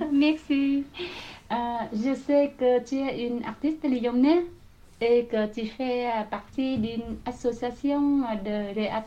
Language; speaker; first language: French; non-native, learner; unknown